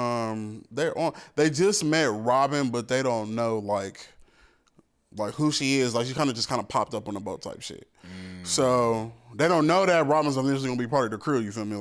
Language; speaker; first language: English; native; English